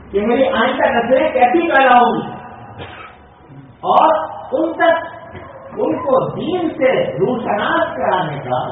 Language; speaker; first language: Urdu; native; Urdu